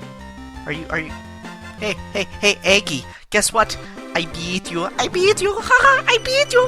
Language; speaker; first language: English; native; English